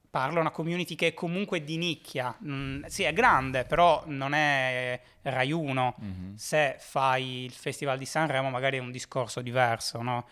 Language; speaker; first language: Italian; native; Italian